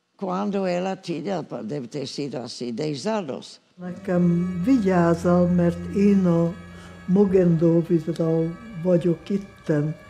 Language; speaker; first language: Portuguese; non-native, fluent; English